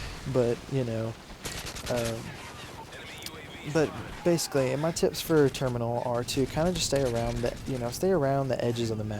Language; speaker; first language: English; native; English